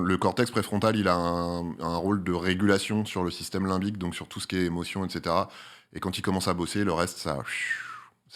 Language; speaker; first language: French; native; French